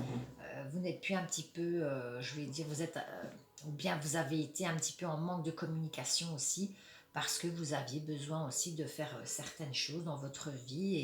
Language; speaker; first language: French; native; French